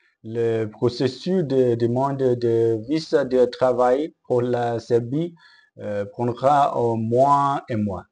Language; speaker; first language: French; non-native, learner; Chinese